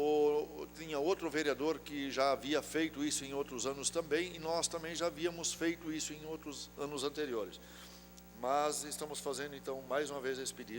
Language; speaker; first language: Portuguese; native; Portuguese